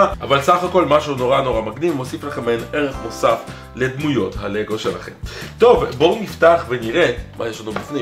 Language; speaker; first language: Hebrew; native; Hebrew